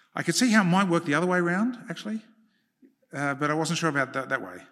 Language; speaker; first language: English; early bilingual, other home language; Hungarian